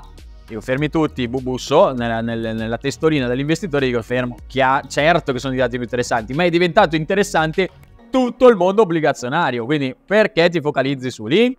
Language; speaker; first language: Italian; native; Italian